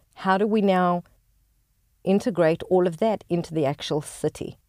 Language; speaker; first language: English; native; English